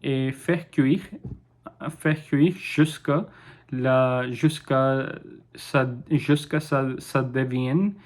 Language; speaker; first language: French; non-native, learner; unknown